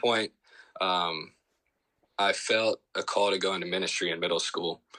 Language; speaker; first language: English; native; English